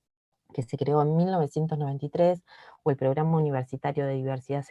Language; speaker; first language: Spanish; native; Spanish